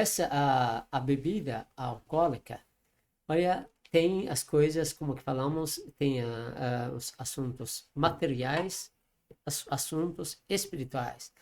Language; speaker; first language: Portuguese; non-native, learner; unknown